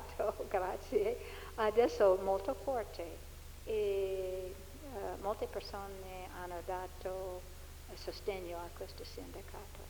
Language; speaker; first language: Italian; non-native, fluent; English